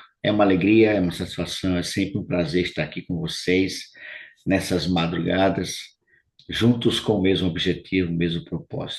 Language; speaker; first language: Portuguese; native; Portuguese